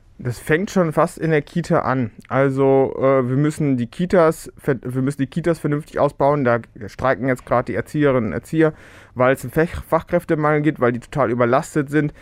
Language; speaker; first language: German; early bilingual, other home language; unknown